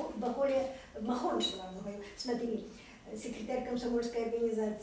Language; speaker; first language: Hebrew; non-native, fluent; Russian